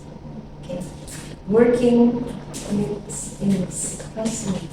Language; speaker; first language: English; non-native, fluent; Indonesian